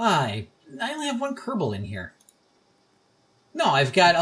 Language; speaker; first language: English; native; English